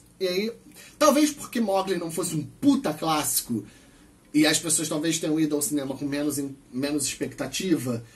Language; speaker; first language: Portuguese; native; Portuguese